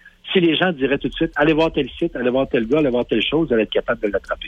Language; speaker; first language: French; native; French